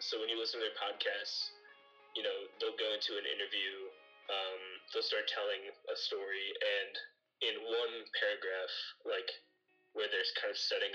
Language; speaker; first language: English; native; English